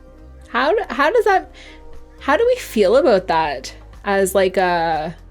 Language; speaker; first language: English; native; English